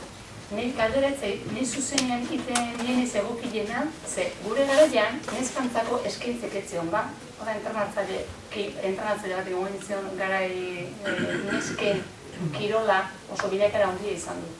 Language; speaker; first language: Basque; native; Basque